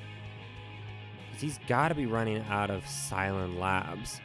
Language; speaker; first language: English; native; English